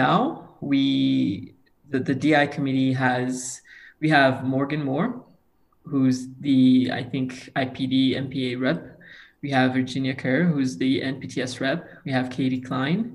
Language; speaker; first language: English; non-native, local second language; Kinyarwanda